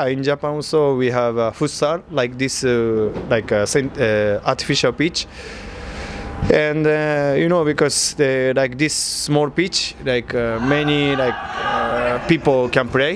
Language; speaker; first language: English; non-native, learner; Japanese